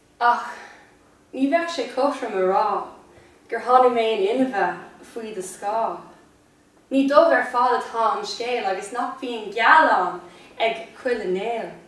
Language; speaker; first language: Irish; non-native, local second language; English